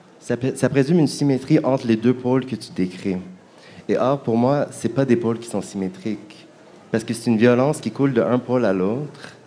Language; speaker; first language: French; native; French